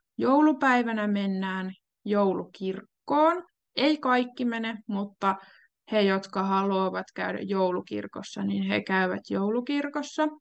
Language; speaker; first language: Finnish; native; Finnish